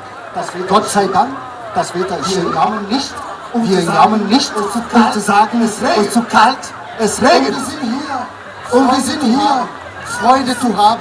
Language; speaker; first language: German; non-native, learner; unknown